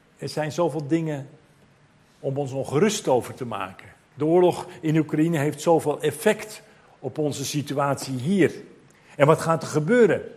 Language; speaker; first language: Dutch; native; Dutch